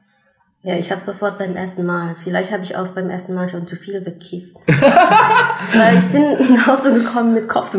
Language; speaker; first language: German; non-native, fluent; Indonesian